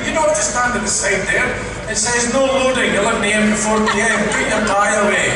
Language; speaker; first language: English; native; English